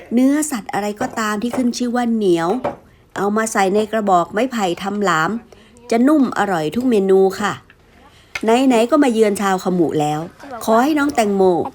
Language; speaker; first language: Thai; native; Thai